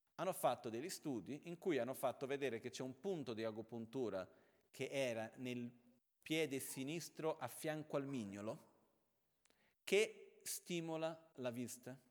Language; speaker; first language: Italian; non-native, fluent; Portuguese